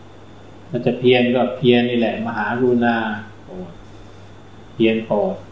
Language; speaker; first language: Thai; native; Thai